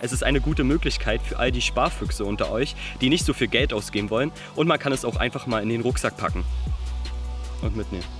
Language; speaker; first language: German; native; German